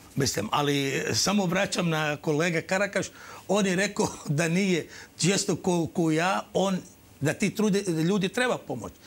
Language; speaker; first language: Croatian; non-native, fluent; Arabic